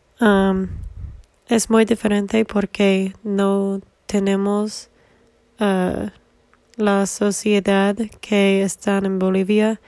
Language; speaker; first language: Spanish; non-native, learner; English